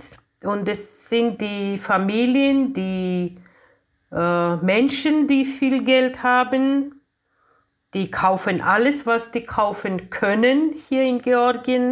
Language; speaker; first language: German; non-native, fluent; Georgian